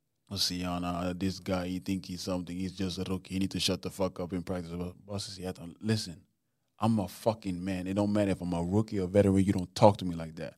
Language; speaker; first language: English; non-native, fluent; Norwegian